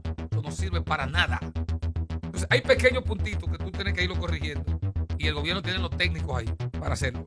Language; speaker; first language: Spanish; native; Spanish